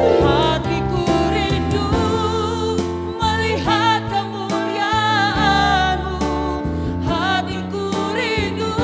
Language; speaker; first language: Indonesian; native; Indonesian